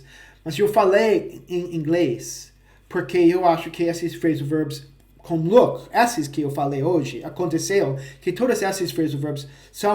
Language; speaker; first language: Portuguese; non-native, fluent; English